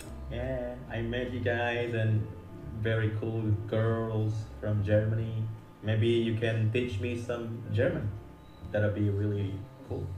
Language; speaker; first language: English; non-native, fluent; Indonesian